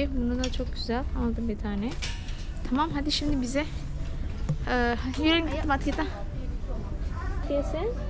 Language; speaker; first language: Turkish; non-native, learner; Indonesian